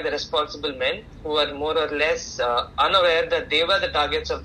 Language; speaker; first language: English; non-native, local second language; Tamil